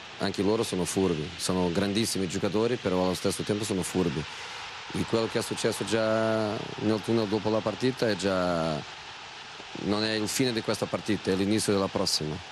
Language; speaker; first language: Italian; non-native, fluent; Portuguese